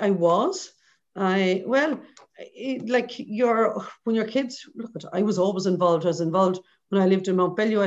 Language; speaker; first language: English; native; English